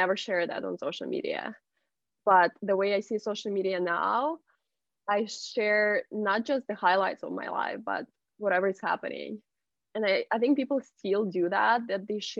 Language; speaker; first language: English; non-native, fluent; Russian